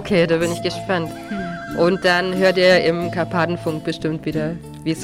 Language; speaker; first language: German; native; German